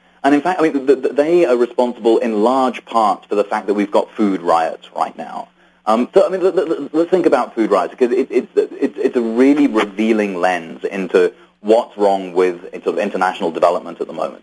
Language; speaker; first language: English; native; English